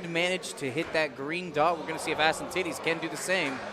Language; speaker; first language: English; native; English